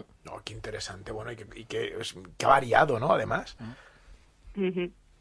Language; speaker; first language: Spanish; native; Spanish